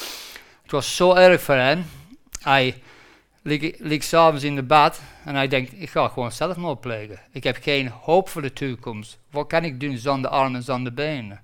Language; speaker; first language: Dutch; non-native, fluent; English